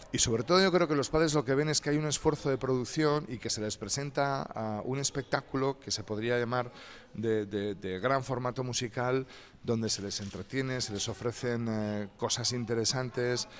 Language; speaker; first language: Spanish; native; Spanish